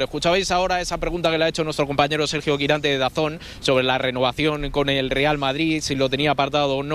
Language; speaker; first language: Spanish; native; Spanish